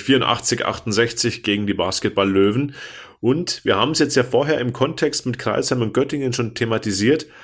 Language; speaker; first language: German; native; German